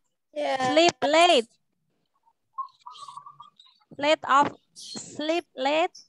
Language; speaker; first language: English; non-native, fluent; Indonesian